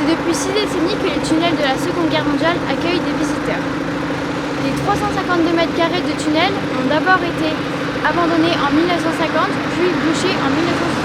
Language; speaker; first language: French; native; French